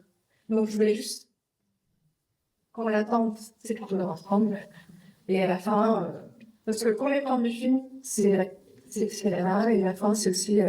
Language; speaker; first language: French; non-native, fluent; Vietnamese